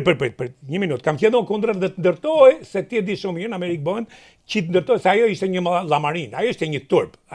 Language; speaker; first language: Albanian; native; Albanian